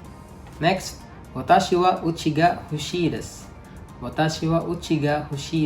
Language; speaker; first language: Japanese; non-native, fluent; Filipino